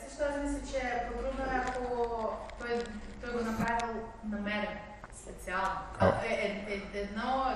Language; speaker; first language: Bulgarian; non-native, learner; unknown